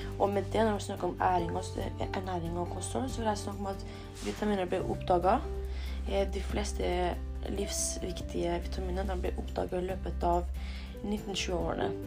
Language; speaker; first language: Norwegian; early bilingual, other home language; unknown